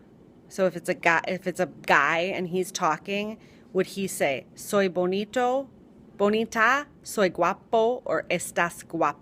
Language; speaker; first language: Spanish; non-native, fluent; English